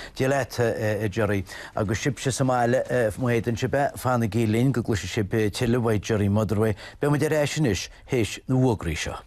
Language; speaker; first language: Irish; native; Irish